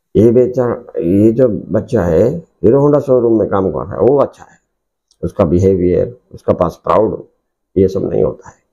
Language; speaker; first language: Hindi; non-native, local second language; Odia